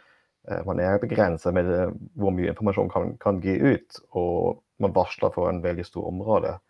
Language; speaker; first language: Norwegian; non-native, fluent; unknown